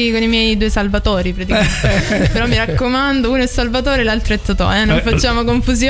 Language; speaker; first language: Italian; native; Italian